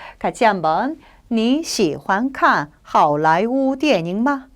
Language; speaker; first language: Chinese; non-native, fluent; Korean